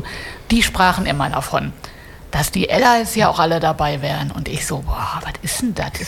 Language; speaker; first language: German; native; German